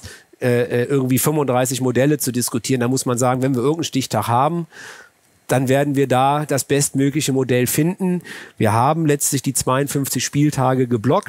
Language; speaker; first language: German; native; German